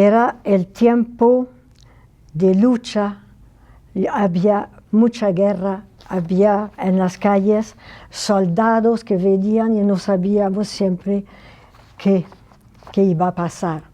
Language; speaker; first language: Spanish; non-native, fluent; French